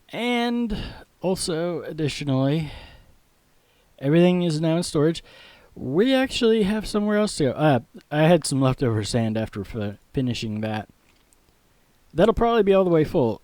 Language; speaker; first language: English; native; English